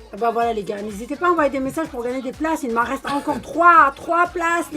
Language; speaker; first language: French; native; French